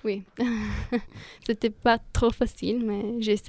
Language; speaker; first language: French; non-native, fluent; Italian